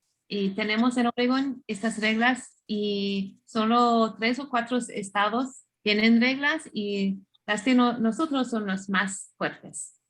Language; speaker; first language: Spanish; non-native, fluent; English